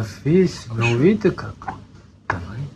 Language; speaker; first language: Russian; non-native, fluent; Persian